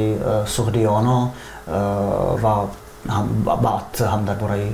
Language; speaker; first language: Tajik; non-native, fluent; Czech